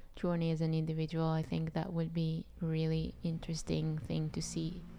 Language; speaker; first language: English; non-native, fluent; Hebrew